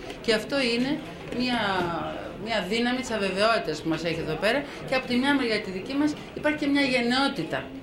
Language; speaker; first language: Greek; native; Greek